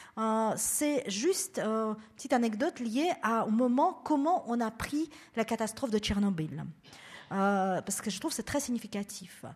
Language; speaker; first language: French; non-native, fluent; Russian